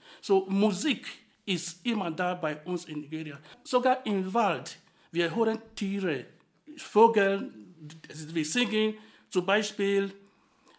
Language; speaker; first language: German; non-native, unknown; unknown